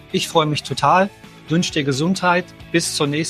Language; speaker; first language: German; native; German